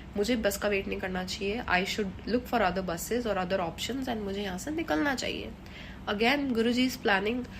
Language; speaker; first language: Hindi; native; Hindi